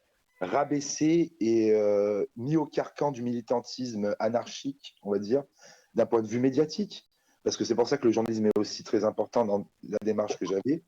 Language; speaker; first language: French; native; French